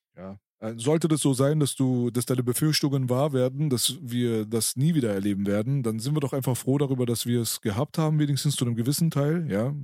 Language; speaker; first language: German; early bilingual, other home language; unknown